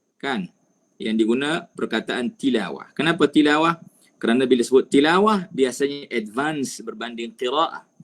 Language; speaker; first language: Malay; native; Malay